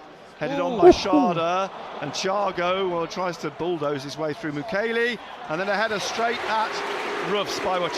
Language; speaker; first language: English; native; English